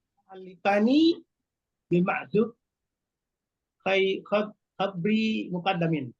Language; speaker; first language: Arabic; non-native, learner; Indonesian